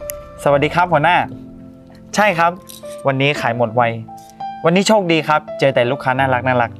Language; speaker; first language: Thai; native; Thai